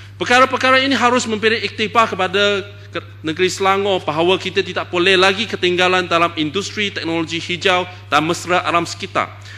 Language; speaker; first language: Malay; non-native, local second language; Chinese